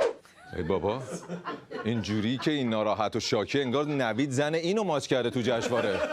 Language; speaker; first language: Persian; native; Persian